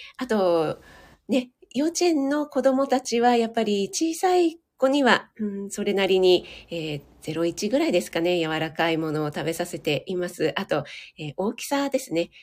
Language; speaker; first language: Japanese; native; Japanese